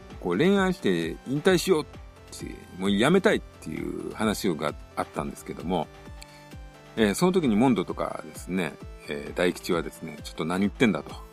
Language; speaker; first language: Japanese; native; Japanese